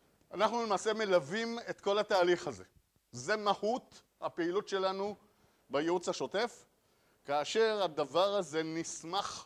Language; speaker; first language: Hebrew; native; Hebrew